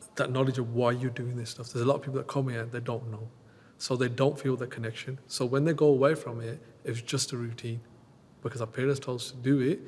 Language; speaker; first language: English; native; English